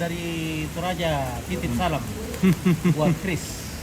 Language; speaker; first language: Indonesian; native; Indonesian